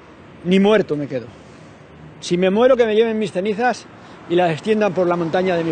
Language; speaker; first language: Spanish; native; Spanish